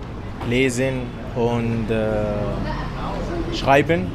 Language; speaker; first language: German; non-native, learner; Arabic